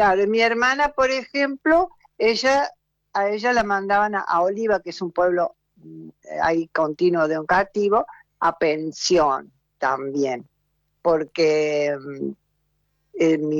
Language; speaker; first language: Spanish; native; Spanish